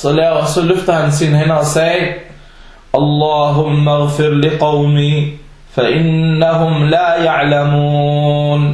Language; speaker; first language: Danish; non-native, fluent; Arabic